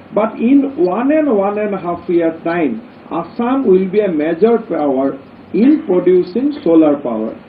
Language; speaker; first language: English; non-native, local second language; Assamese